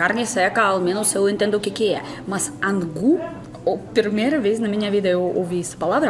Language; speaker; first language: Portuguese; non-native, fluent; Russian